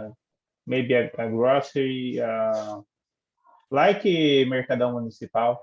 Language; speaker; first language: English; non-native, learner; Portuguese